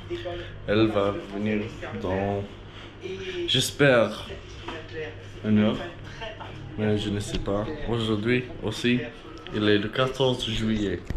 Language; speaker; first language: French; non-native, learner; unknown